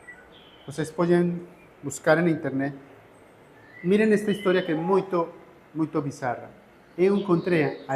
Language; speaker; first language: Portuguese; non-native, fluent; Spanish